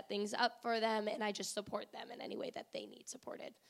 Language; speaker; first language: English; native; English